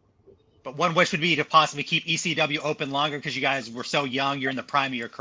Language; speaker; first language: English; native; English